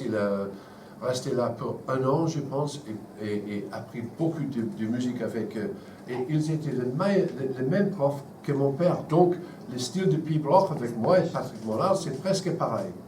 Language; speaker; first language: French; non-native, fluent; English